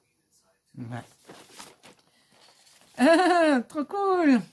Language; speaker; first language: French; native; French